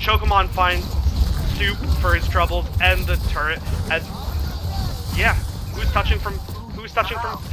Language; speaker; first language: English; native; English